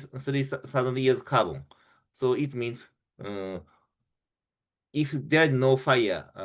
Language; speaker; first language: English; non-native, fluent; Japanese